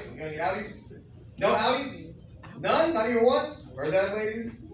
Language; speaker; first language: English; native; English